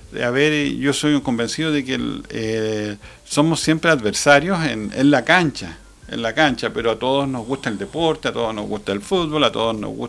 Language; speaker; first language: Spanish; native; Spanish